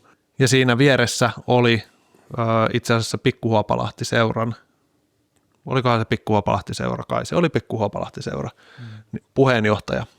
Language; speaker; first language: Finnish; native; Finnish